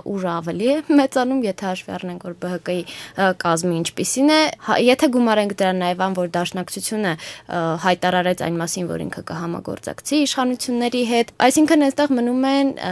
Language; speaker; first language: Armenian; native; Armenian